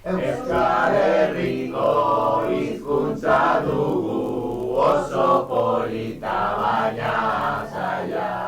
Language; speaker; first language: Basque; non-native, learner; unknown